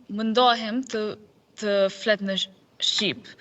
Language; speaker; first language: Albanian; non-native, learner; English